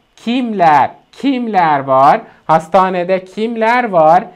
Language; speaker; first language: Turkish; non-native, fluent; Arabic